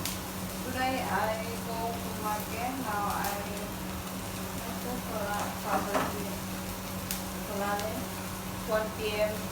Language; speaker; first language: English; non-native, learner; Vietnamese